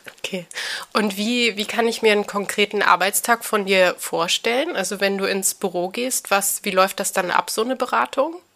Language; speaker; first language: German; native; German